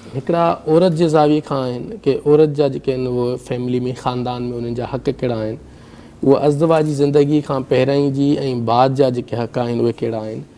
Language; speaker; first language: Sindhi; native; Sindhi